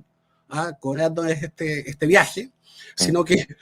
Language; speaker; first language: Spanish; native; Spanish